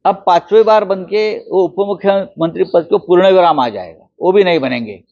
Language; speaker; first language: Hindi; non-native, local second language; Marathi